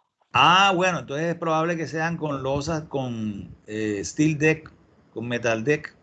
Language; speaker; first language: Spanish; native; Spanish